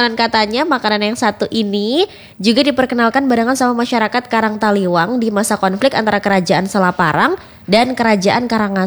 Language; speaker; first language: Indonesian; native; Indonesian